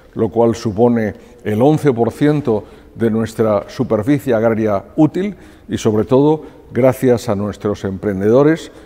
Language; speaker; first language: Spanish; native; Spanish